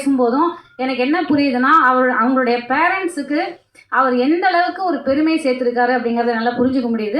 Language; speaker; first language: Tamil; native; Tamil